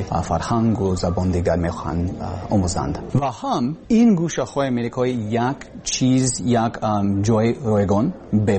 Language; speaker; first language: Persian; non-native, learner; English